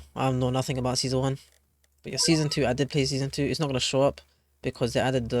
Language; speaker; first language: English; native; English